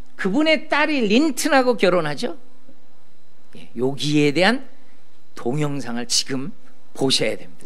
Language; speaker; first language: Korean; native; Korean